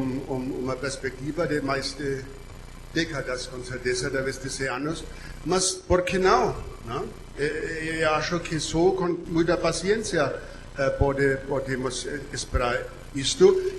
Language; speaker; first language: Portuguese; non-native, learner; German